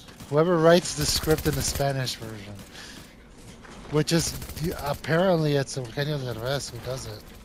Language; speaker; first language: English; early bilingual, other home language; Spanish